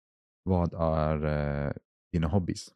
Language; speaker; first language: Swedish; non-native, fluent; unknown